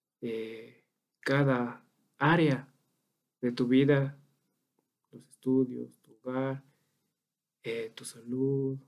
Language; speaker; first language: Spanish; native; Spanish